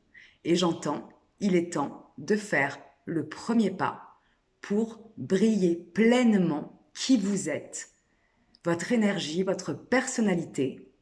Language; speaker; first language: French; native; French